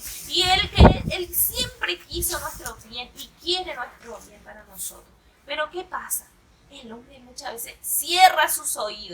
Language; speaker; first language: Spanish; native; Spanish